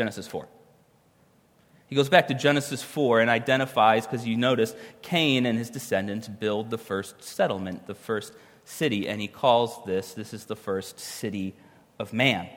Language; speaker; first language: English; native; English